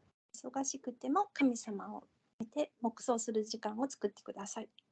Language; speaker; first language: Japanese; non-native, fluent; Korean